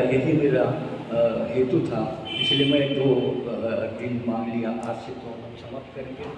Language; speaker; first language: Hindi; non-native, local second language; Marathi